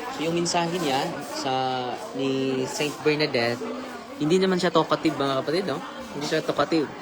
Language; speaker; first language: Filipino; native; Filipino